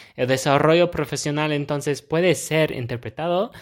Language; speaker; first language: Spanish; non-native, fluent; English